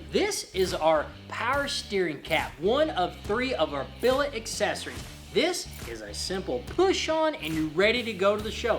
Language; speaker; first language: English; native; English